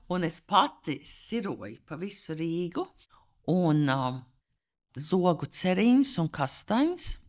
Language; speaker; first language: Latvian; early bilingual, heritage; Latvian